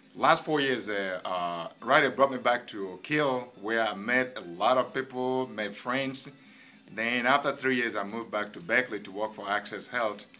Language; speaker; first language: English; non-native, local second language; Igbo